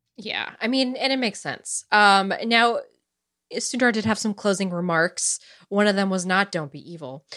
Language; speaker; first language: English; early bilingual, other home language; Romanian